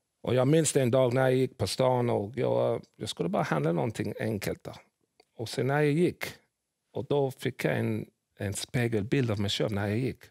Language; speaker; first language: Swedish; early bilingual, other home language; English